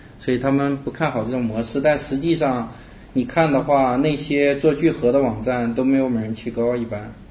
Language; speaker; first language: Chinese; native; Chinese